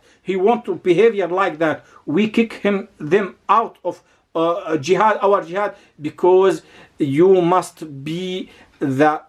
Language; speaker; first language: English; non-native, learner; Arabic